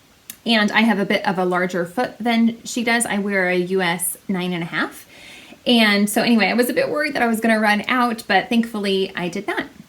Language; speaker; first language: English; native; English